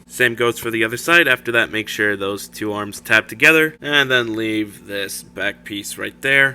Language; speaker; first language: English; native; English